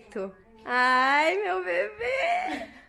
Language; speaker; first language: Portuguese; non-native, learner; French